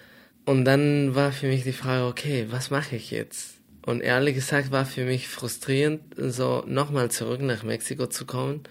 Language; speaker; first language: German; non-native, fluent; Spanish